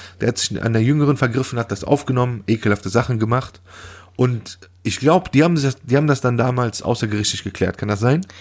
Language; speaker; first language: German; early bilingual, other home language; Turkish